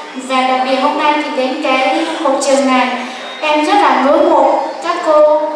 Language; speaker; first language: Vietnamese; non-native, local second language; Hmong